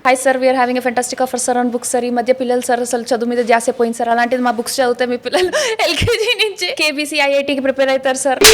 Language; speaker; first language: Telugu; native; Telugu